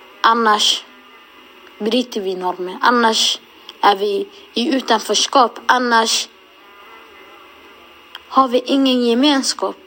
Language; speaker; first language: Swedish; non-native, local second language; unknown